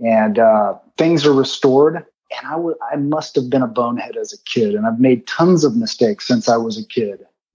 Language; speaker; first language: English; native; English